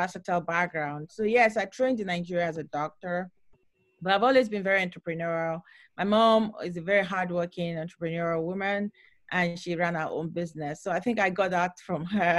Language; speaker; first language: English; non-native, local second language; Yoruba